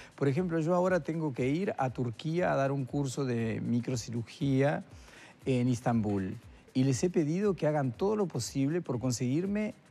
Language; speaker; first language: Spanish; native; Spanish